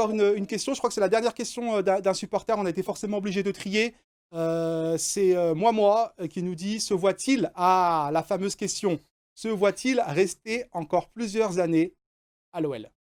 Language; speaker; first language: French; native; French